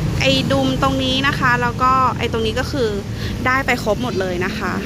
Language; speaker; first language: Thai; native; Thai